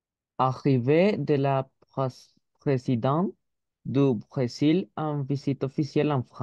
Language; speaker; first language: French; non-native, learner; Spanish